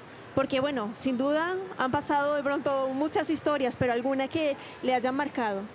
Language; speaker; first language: Spanish; native; Spanish